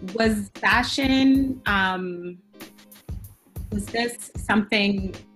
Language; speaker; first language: English; early bilingual, other home language; Spanish